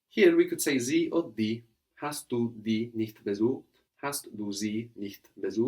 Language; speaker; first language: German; non-native, fluent; English